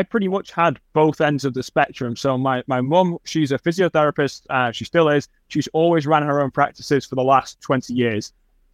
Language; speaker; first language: English; native; English